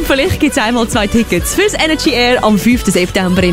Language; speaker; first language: German; native; German